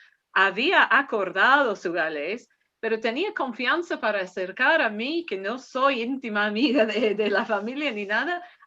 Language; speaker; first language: Spanish; non-native, fluent; English